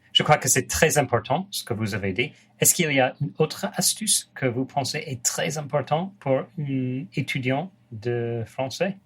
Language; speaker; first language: French; non-native, fluent; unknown